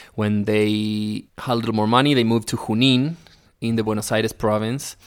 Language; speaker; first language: English; non-native, fluent; Spanish